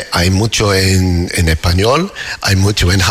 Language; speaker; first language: Spanish; non-native, learner; English